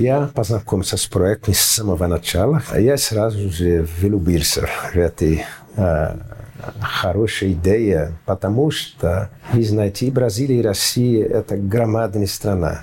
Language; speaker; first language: Russian; non-native, fluent; Portuguese